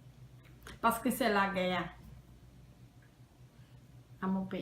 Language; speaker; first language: French; non-native, learner; Khmer